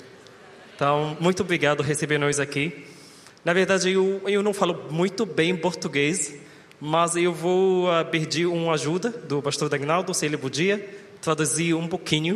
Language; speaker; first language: Portuguese; non-native, learner; Arabic